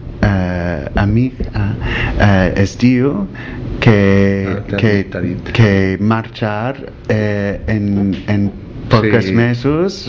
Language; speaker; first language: Catalan; non-native, learner; English